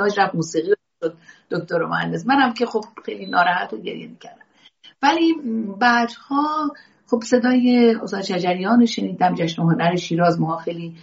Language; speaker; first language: Persian; non-native, local second language; Azerbaijani